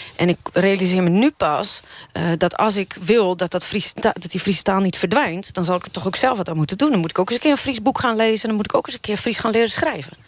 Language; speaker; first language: Dutch; non-native, local second language; Western Frisian